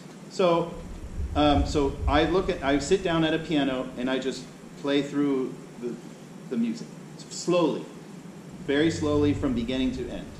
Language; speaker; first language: English; native; English